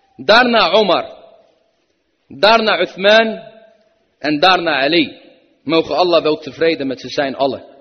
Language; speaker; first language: Dutch; early bilingual, other home language; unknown